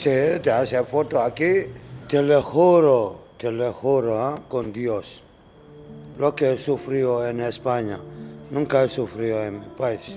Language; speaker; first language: Spanish; non-native, learner; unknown